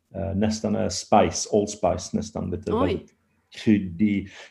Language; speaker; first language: Swedish; non-native, fluent; English